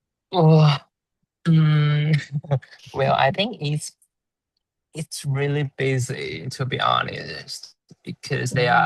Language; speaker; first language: English; non-native, learner; Chinese